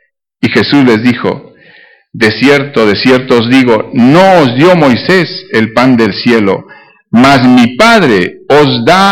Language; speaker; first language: Spanish; native; Spanish